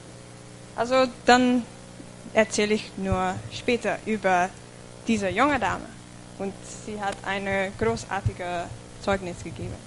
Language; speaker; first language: German; non-native, fluent; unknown